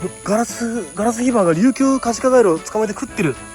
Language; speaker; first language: Japanese; native; Japanese